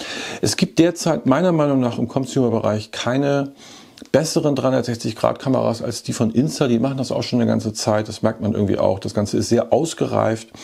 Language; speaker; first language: German; native; German